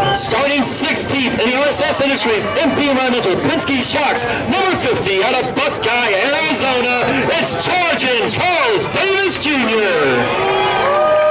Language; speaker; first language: English; native; English